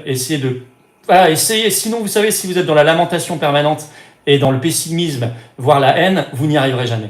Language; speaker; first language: French; native; French